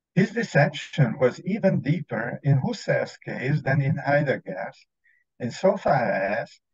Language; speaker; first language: English; non-native, fluent; Hungarian